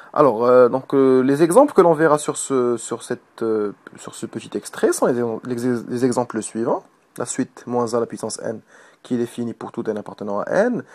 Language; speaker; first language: French; non-native, local second language; Arabic